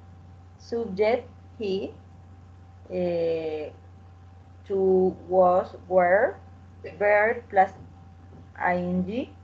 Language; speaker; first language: English; non-native, learner; Spanish